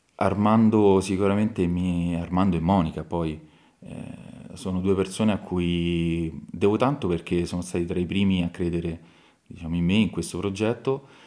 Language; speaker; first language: Italian; native; Italian